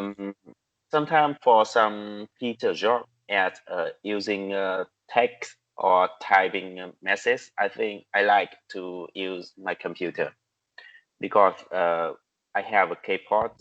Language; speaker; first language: English; non-native, learner; Vietnamese